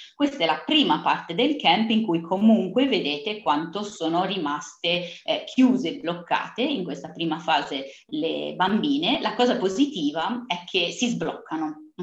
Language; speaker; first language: Italian; early bilingual, other home language; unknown